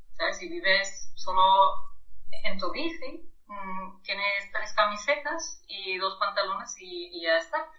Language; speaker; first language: Spanish; non-native, fluent; German